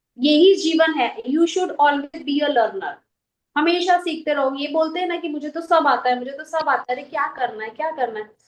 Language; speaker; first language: Hindi; native; Hindi